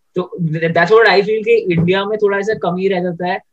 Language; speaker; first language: Hindi; native; Hindi